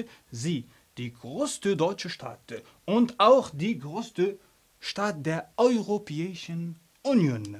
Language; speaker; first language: German; non-native, fluent; Arabic